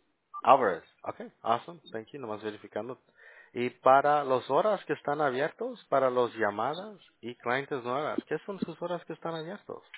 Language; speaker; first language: Spanish; early bilingual, heritage; Spanish